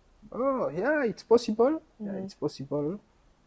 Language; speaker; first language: English; non-native, learner; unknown